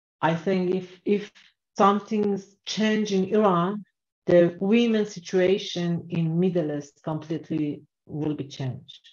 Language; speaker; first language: English; non-native, learner; Persian